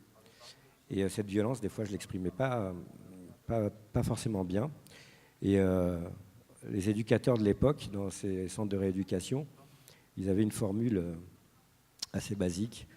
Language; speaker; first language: French; native; French